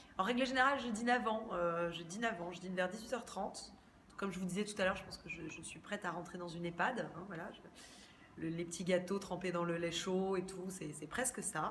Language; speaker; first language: French; native; French